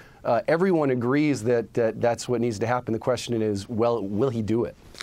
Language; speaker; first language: English; native; English